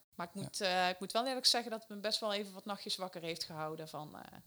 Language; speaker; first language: Dutch; native; Dutch